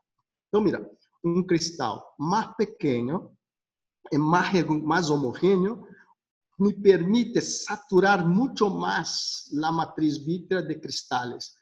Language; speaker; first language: Spanish; non-native, fluent; Portuguese